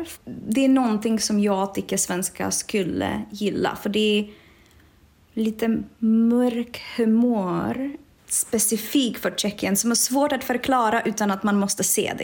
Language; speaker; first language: Swedish; non-native, fluent; Czech